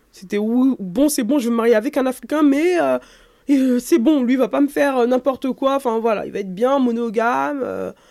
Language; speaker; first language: French; native; French